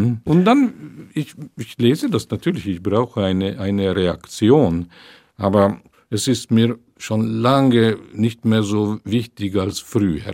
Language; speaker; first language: German; non-native, fluent; Hungarian